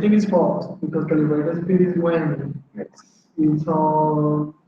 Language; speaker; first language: English; non-native, learner; Spanish